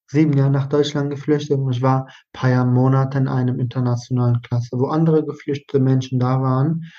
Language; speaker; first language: German; non-native, fluent; Arabic